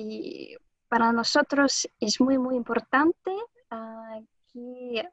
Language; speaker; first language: Spanish; non-native, fluent; Russian